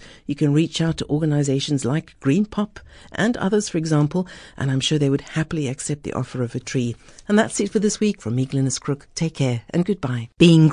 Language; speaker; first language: English; native; English